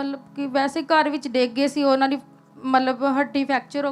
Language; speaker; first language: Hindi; non-native, local second language; Punjabi